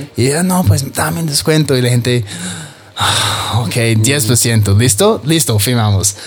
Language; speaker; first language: Spanish; non-native, fluent; English